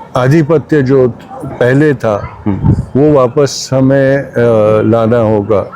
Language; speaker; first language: Hindi; non-native, local second language; Marathi